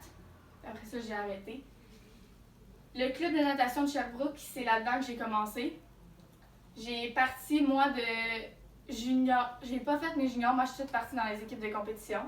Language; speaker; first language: French; native; French